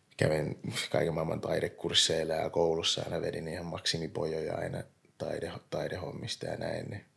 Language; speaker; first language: Finnish; early bilingual, other home language; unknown